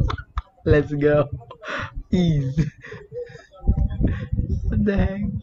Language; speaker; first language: English; non-native, learner; Filipino